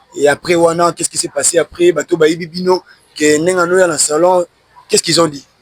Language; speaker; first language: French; non-native, local second language; Lingala